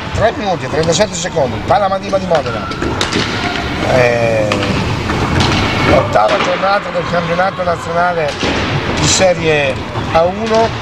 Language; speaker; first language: Italian; native; Italian